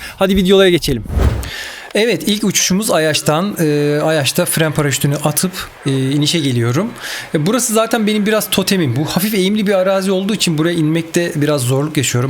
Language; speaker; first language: Turkish; native; Turkish